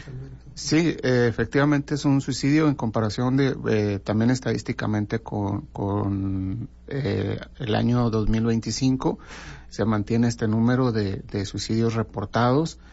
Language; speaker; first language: Spanish; native; Spanish